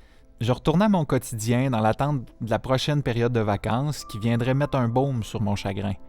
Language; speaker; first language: French; native; French